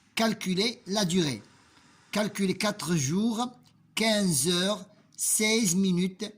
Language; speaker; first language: French; non-native, local second language; Arabic